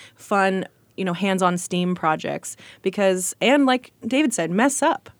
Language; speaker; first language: English; native; English